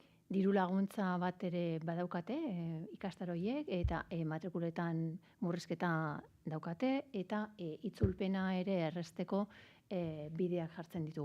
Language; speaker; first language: Basque; native; Basque